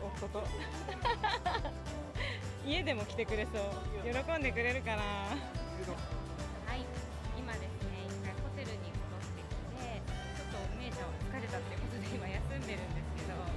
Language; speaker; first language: Japanese; native; Japanese